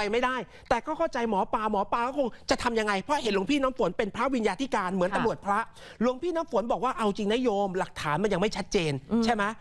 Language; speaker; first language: Thai; native; Thai